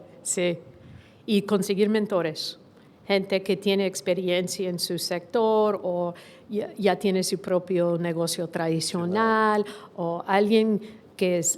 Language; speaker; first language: Spanish; non-native, fluent; English